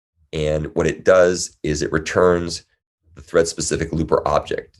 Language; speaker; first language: English; native; English